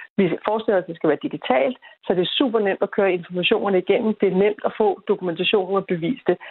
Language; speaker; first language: Danish; native; Danish